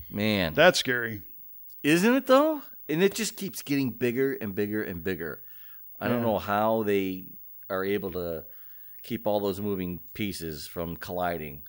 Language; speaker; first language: English; native; English